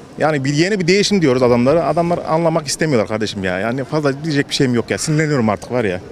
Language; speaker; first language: Turkish; native; Turkish